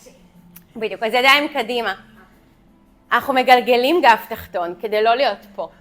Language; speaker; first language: Hebrew; native; Hebrew